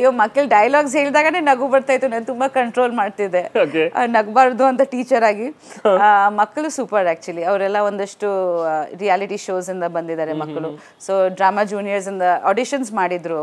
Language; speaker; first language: Kannada; non-native, local second language; Bangla